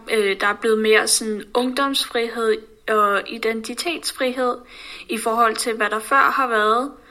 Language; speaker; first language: Danish; native; Danish